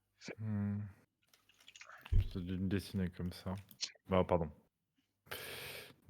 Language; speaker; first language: French; native; French